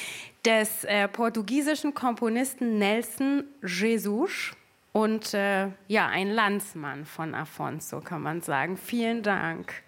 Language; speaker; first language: German; native; German